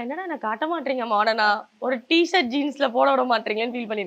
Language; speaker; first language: Tamil; native; Tamil